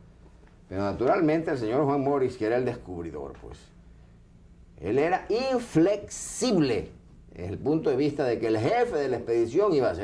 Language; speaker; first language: Spanish; native; Spanish